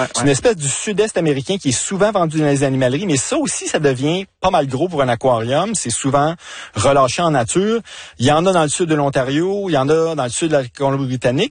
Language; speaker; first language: French; native; French